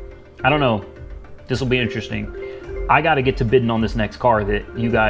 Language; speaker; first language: English; native; English